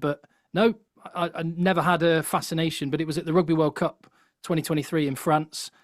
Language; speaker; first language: English; native; English